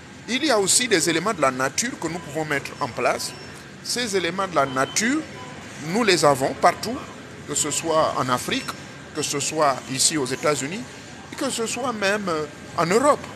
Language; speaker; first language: French; native; French